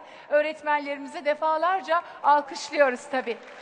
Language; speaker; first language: Turkish; native; Turkish